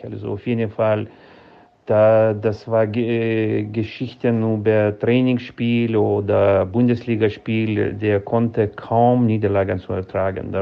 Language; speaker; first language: German; non-native, fluent; Lithuanian